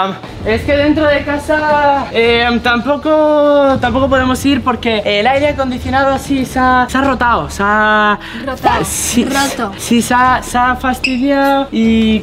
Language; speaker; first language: Spanish; native; Spanish